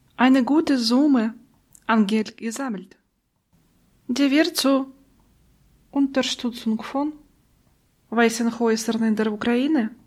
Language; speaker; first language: German; non-native, learner; Russian